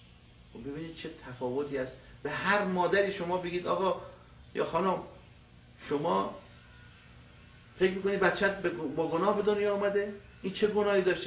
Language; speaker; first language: Persian; native; Persian